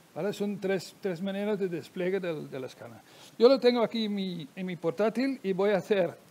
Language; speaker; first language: Spanish; non-native, fluent; Dutch